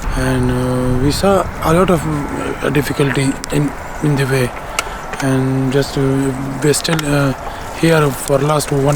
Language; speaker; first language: English; non-native, learner; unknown